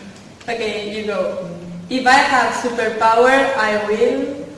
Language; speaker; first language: English; non-native, fluent; Spanish